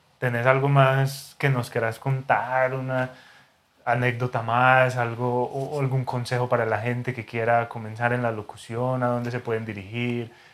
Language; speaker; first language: Spanish; native; Spanish